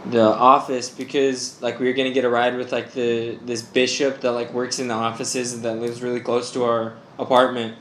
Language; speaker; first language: English; native; English